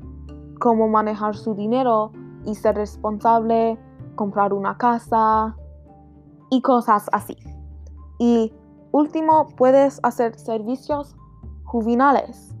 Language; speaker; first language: Spanish; non-native, learner; English